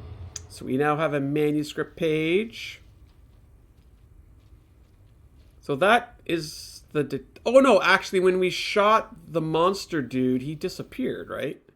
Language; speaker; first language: English; native; English